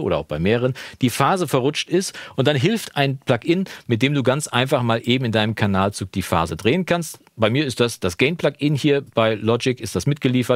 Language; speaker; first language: German; native; German